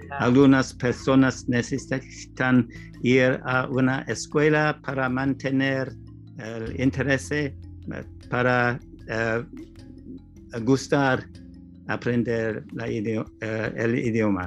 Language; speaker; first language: Spanish; non-native, learner; English